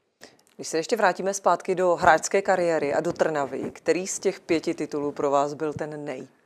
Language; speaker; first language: Czech; native; Czech